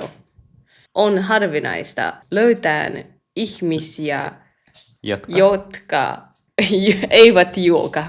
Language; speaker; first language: Finnish; non-native, learner; Japanese